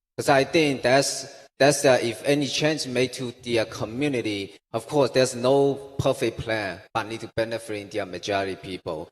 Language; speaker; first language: English; non-native, fluent; Chinese